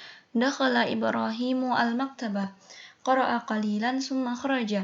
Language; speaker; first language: Arabic; non-native, fluent; Indonesian